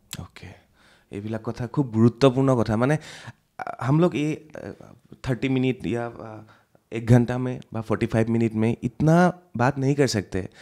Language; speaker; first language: Hindi; non-native, local second language; Assamese